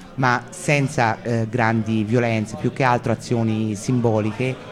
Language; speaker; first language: Italian; native; Italian